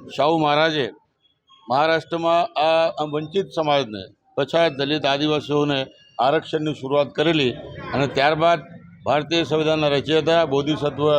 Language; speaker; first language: Gujarati; non-native, local second language; Marathi